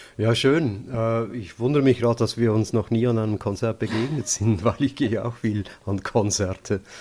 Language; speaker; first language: German; native; German